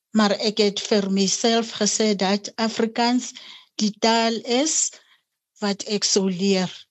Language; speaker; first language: Afrikaans; non-native, local second language; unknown